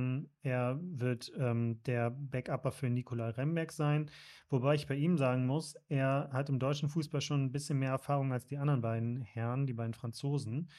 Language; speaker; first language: German; native; German